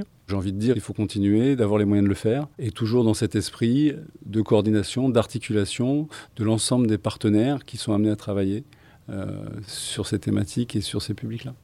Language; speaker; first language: French; native; French